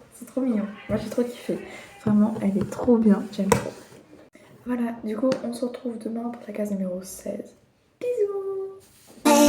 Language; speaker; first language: French; native; French